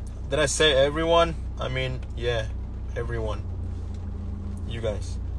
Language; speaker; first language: English; non-native, fluent; Indonesian